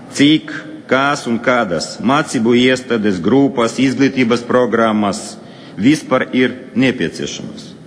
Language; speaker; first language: Latvian; non-native, local second language; Russian